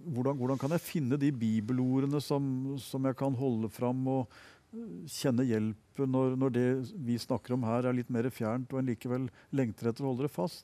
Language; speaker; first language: Norwegian; native; Norwegian